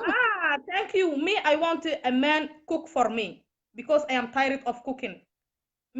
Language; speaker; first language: English; non-native, learner; Somali